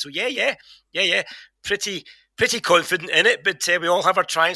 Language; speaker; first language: English; native; English